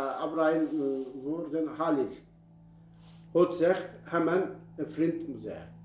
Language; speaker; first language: Dutch; non-native, learner; Turkish